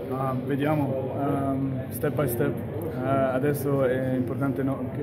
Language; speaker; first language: Italian; non-native, learner; German